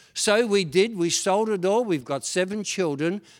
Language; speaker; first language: English; early bilingual, other home language; Dutch